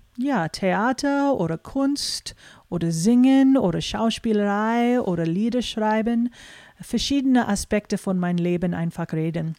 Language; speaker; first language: German; non-native, fluent; English